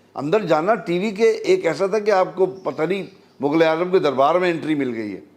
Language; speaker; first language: Urdu; native; Urdu